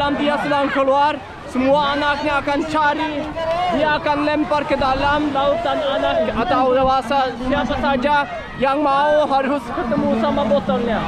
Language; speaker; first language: Indonesian; non-native, fluent; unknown